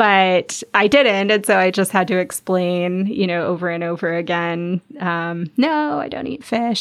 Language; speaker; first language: English; native; English